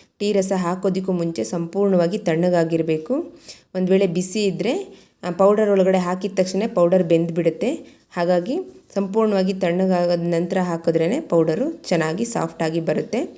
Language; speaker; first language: Kannada; native; Kannada